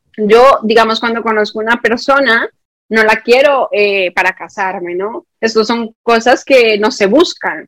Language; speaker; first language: Spanish; native; Spanish